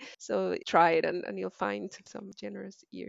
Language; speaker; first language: English; non-native, fluent; Spanish